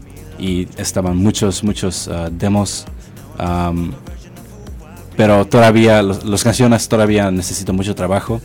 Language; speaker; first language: Spanish; early bilingual, heritage; Spanish